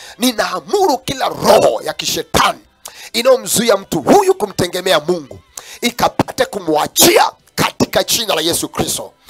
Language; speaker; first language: Swahili; non-native, local second language; Kamba